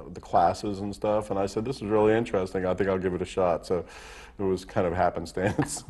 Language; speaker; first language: English; native; English